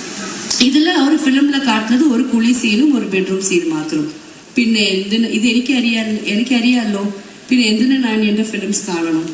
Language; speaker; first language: Malayalam; non-native, local second language; Tamil